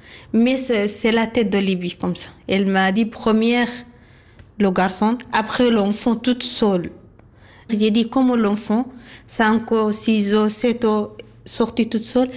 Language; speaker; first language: French; non-native, learner; Arabic